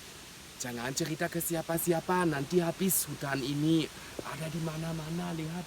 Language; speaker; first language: Indonesian; non-native, fluent; German